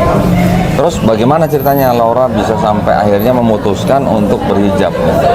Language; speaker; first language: Indonesian; native; Indonesian